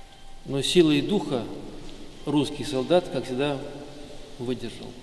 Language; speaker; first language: Russian; native; Russian